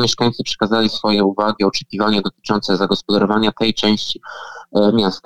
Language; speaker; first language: Polish; native; Polish